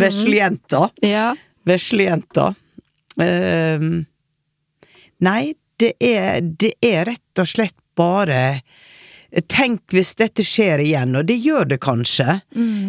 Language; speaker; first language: Norwegian; native; Norwegian